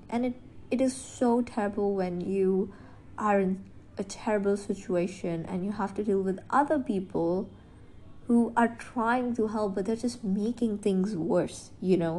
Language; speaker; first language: English; non-native, local second language; Hindi